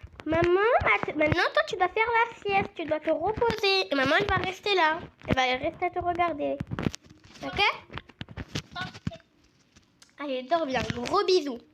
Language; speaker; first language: French; native; French